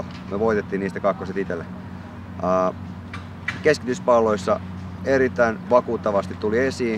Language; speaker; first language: Finnish; native; Finnish